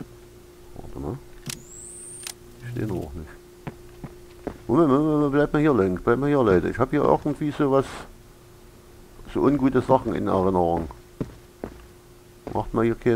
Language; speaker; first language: German; native; German